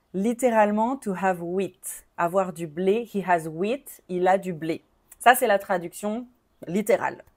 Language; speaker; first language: French; native; French